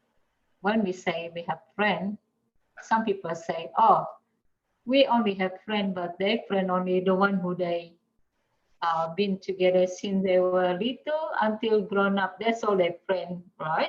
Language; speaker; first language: English; non-native, fluent; Indonesian